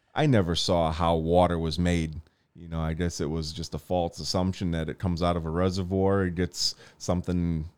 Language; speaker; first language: English; native; English